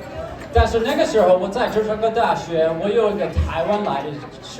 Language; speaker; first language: Chinese; non-native, fluent; English